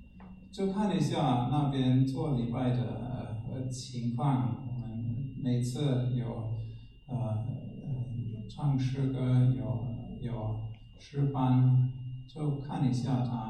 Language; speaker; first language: Chinese; non-native, fluent; German